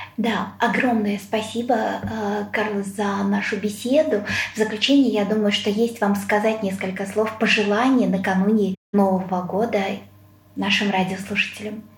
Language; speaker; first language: Russian; native; Russian